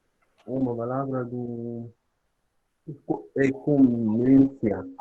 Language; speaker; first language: Portuguese; non-native, learner; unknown